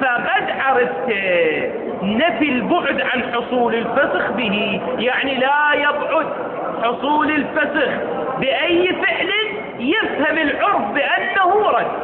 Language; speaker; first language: Arabic; native; Arabic